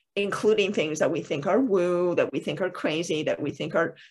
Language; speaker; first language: English; native; English